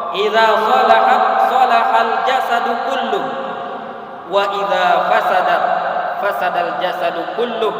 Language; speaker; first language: Indonesian; native; Indonesian